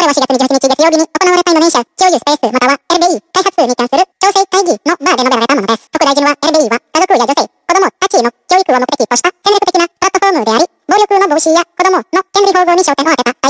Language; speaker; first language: Japanese; non-native, fluent; Indonesian